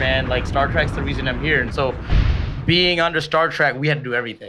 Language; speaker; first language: English; early bilingual, other home language; Bangla